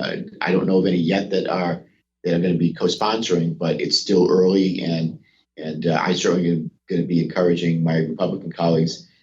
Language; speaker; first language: English; native; English